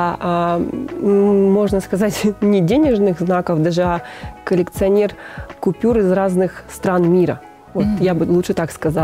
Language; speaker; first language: Russian; native; Russian